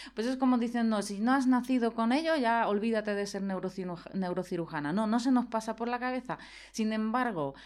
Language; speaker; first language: Spanish; non-native, fluent; Polish